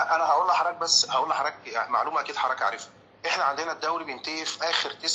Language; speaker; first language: Arabic; native; Arabic